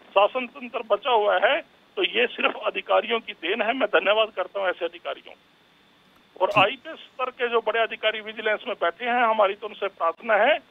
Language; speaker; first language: Hindi; native; Hindi